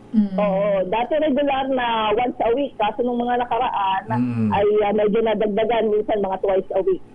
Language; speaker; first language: Filipino; native; Filipino